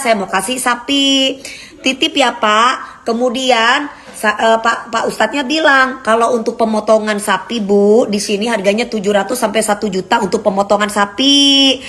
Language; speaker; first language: Indonesian; native; Indonesian